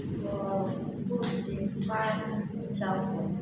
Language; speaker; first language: Chinese; non-native, learner; Indonesian